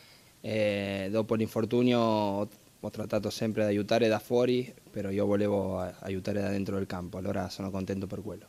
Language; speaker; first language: Italian; non-native, fluent; Spanish